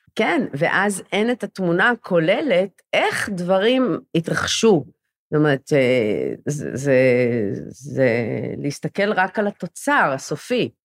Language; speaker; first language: Hebrew; native; Hebrew